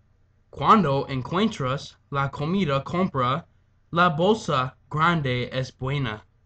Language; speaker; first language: Spanish; non-native, learner; English